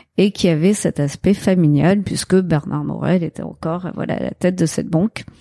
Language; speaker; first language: French; native; French